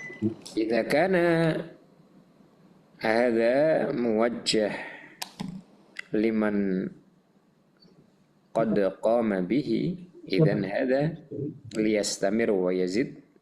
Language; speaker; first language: Arabic; non-native, fluent; Indonesian